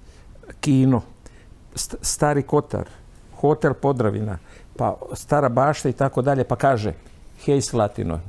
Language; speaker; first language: Croatian; native; Croatian